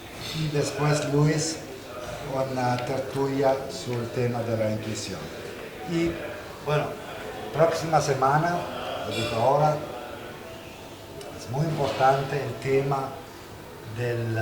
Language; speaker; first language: Spanish; non-native, fluent; Italian